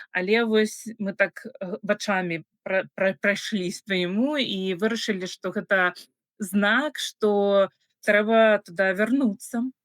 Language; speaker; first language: Belarusian; non-native, local second language; Russian